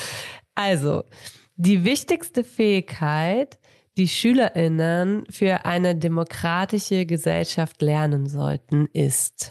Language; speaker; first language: German; native; German